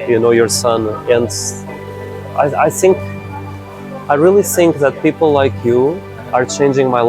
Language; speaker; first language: English; non-native, fluent; Portuguese